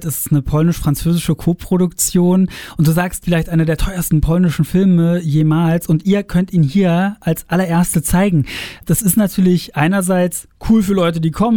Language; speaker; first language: German; native; German